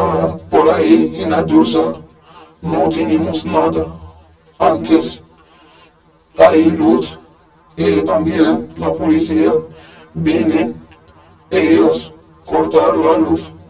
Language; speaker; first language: Spanish; non-native, learner; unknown